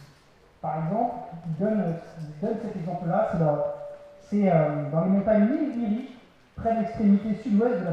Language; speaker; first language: French; native; French